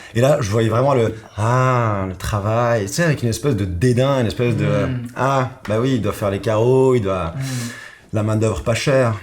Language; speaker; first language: French; non-native, local second language; Arabic